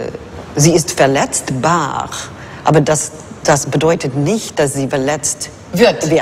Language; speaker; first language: German; non-native, fluent; English